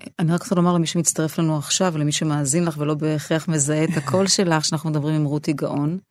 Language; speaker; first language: Hebrew; native; Hebrew